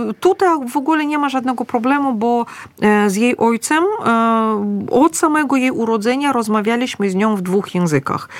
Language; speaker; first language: Polish; early bilingual, other home language; Russian